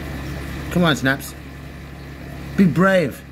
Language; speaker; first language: English; native; English